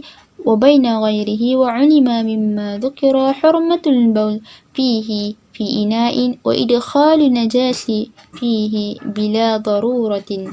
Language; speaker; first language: Arabic; non-native, learner; Malay